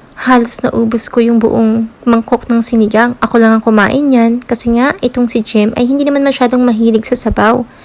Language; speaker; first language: Filipino; native; Filipino